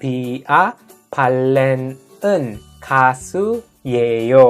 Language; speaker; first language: Korean; non-native, fluent; Indonesian